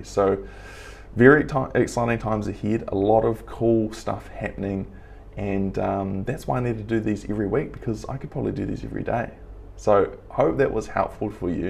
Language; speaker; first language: English; native; English